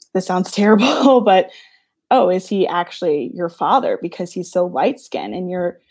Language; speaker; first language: English; native; English